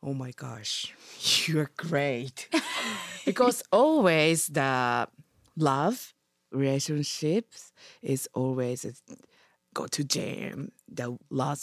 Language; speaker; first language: English; non-native, learner; Japanese